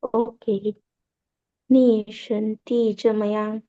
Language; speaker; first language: Chinese; non-native, learner; Indonesian